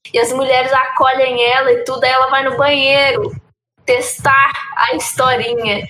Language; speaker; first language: Portuguese; early bilingual, heritage; Portuguese